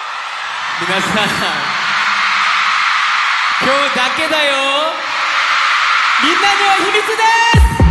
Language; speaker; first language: Japanese; non-native, fluent; Korean